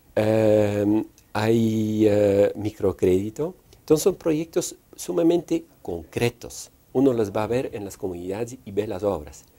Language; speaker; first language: Spanish; non-native, fluent; Dutch